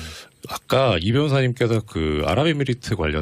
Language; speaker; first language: Korean; native; Korean